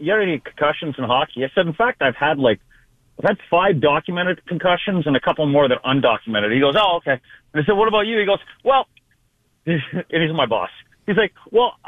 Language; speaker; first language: English; native; English